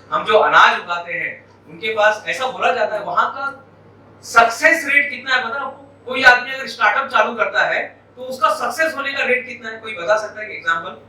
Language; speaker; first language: Hindi; non-native, local second language; Marathi